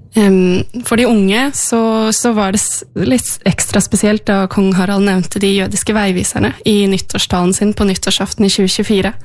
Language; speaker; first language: Norwegian; native; Norwegian